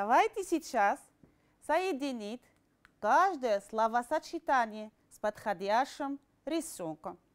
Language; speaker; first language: Russian; non-native, fluent; Arabic